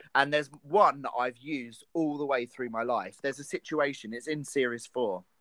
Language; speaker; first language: English; native; English